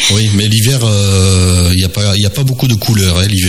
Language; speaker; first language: French; native; French